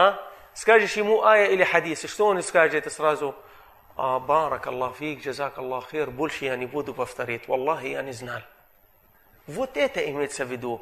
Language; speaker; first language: Russian; non-native, fluent; Arabic